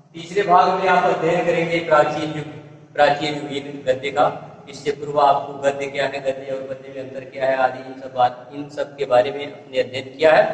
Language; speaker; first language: Hindi; native; Hindi